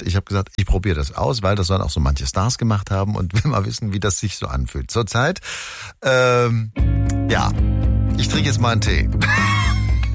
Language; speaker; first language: German; native; German